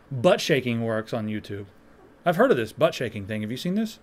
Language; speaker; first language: English; native; English